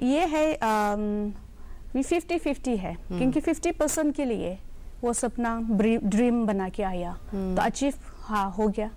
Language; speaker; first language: Hindi; non-native, local second language; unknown